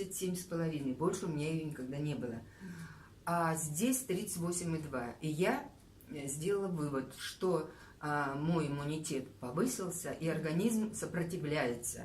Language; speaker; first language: Russian; native; Russian